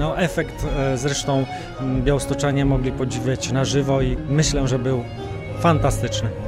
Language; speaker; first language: Polish; native; Polish